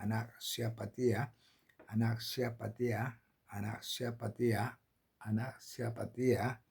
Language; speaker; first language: Indonesian; non-native, learner; Korean